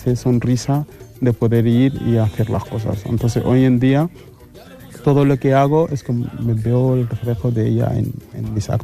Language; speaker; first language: Spanish; non-native, fluent; Wolof